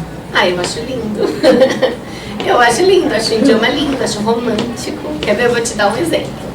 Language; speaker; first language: Portuguese; early bilingual, other home language; Spanish